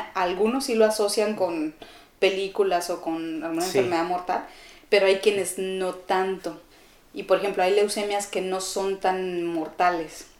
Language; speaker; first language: Spanish; native; Spanish